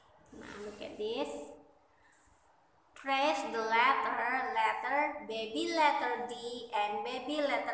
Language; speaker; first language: English; non-native, learner; Indonesian